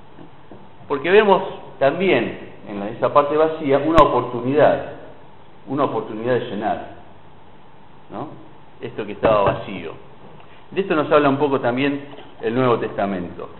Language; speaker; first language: Spanish; native; Spanish